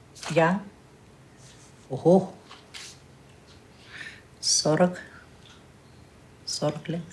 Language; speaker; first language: Russian; native; Russian